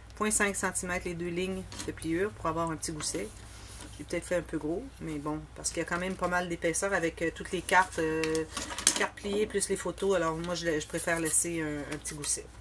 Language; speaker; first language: French; native; French